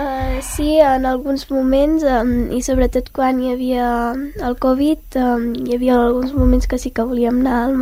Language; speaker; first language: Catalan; early bilingual, other home language; Arabic